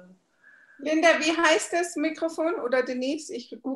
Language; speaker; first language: German; native; German